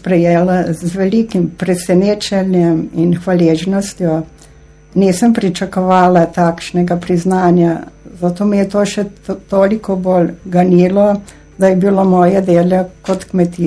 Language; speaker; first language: Slovenian; native; Slovenian